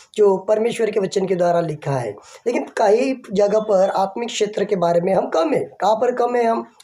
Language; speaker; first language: Hindi; non-native, local second language; Marathi